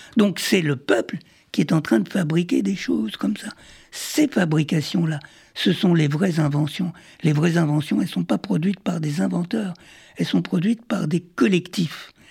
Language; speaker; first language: French; early bilingual, other home language; Arabic